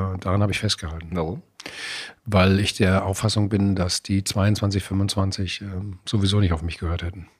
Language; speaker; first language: German; native; German